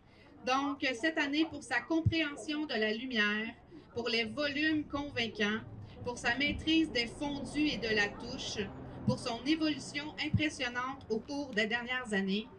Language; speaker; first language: French; native; French